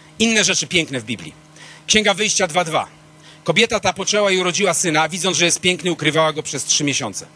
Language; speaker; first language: Polish; native; Polish